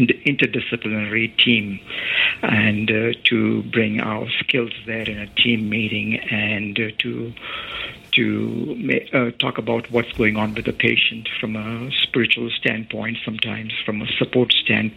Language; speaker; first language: English; non-native, local second language; Malayalam